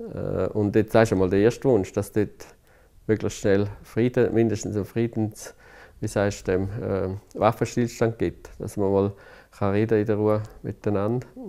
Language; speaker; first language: German; native; German